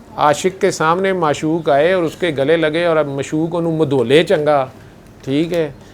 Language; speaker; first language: Urdu; non-native, local second language; Punjabi